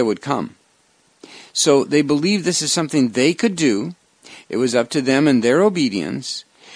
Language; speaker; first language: English; native; English